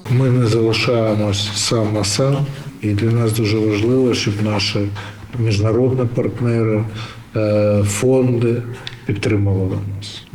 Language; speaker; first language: Ukrainian; native; Ukrainian